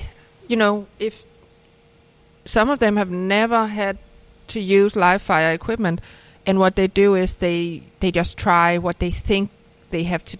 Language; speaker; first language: English; non-native, fluent; Danish